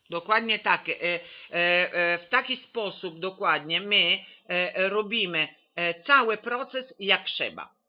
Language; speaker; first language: Polish; non-native, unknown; Italian